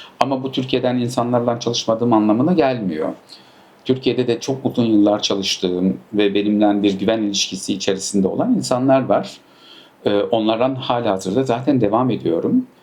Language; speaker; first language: Turkish; early bilingual, heritage; Turkish